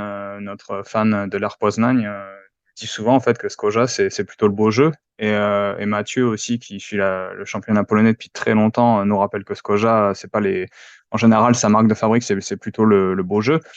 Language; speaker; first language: French; native; French